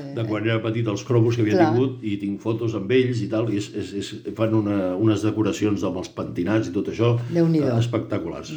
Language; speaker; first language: Catalan; native; Catalan